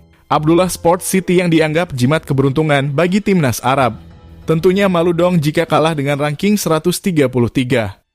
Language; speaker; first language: Indonesian; native; Indonesian